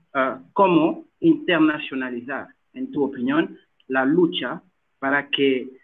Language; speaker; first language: Spanish; non-native, learner; Wolof